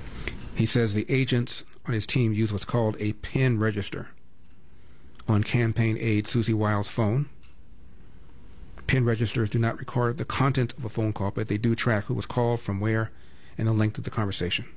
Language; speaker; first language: English; native; English